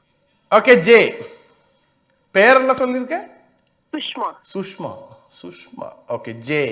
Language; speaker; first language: Tamil; non-native, learner; Malayalam